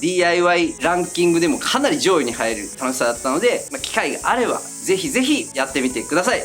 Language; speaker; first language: Japanese; native; Japanese